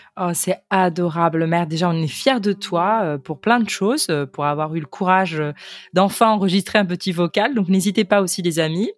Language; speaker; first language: French; native; French